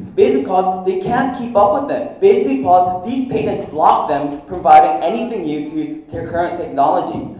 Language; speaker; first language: English; non-native, fluent; Korean